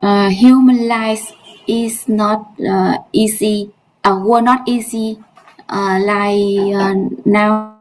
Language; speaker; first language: English; non-native, learner; Vietnamese